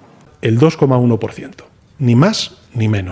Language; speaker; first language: Spanish; native; Spanish